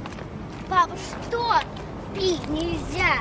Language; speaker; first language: Russian; early bilingual, heritage; Russian